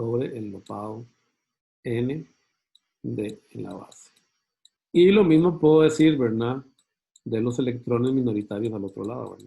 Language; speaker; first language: Spanish; native; Spanish